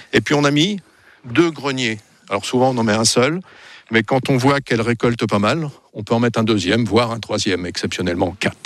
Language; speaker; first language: French; native; French